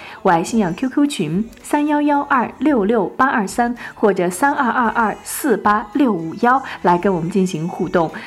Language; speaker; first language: Chinese; native; Chinese